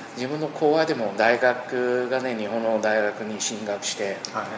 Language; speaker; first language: Japanese; non-native, fluent; Chinese